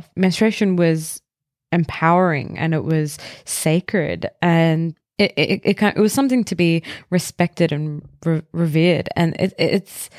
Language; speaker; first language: English; early bilingual, other home language; Hindi